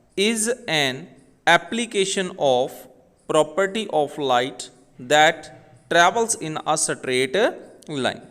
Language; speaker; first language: English; non-native, local second language; Punjabi